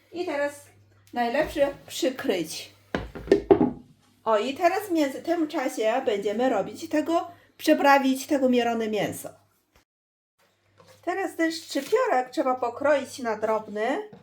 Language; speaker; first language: Polish; non-native, learner; Chinese